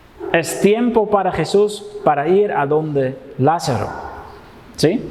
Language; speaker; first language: Spanish; non-native, fluent; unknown